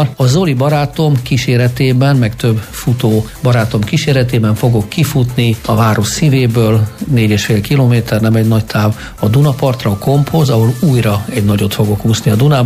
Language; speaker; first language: Hungarian; native; Hungarian